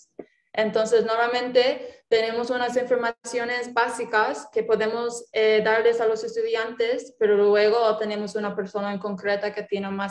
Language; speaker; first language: Spanish; non-native, fluent; English